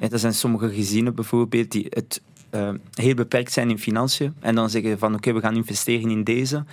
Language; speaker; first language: Dutch; early bilingual, other home language; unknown